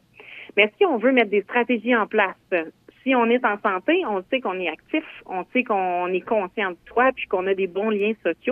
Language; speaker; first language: French; native; French